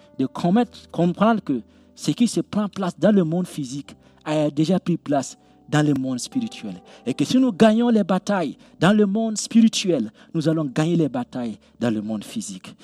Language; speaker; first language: French; non-native, local second language; Mossi